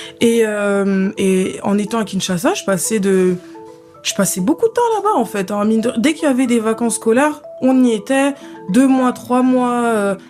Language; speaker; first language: French; native; French